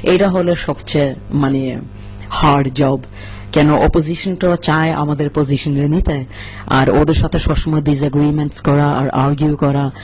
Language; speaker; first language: Bangla; early bilingual, heritage; Bangla